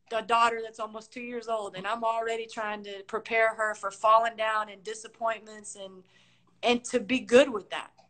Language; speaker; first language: English; native; English